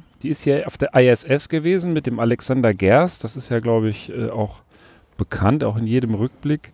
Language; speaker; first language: German; native; German